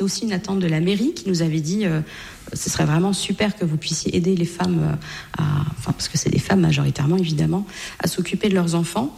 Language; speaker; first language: French; native; French